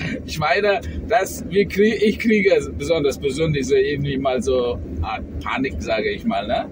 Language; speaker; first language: German; non-native, fluent; Indonesian